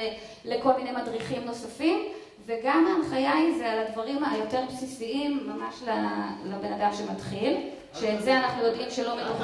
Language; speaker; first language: Hebrew; native; Hebrew